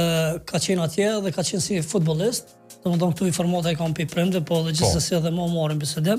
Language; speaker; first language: Albanian; native; Albanian